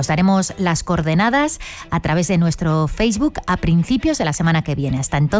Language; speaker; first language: Spanish; native; Spanish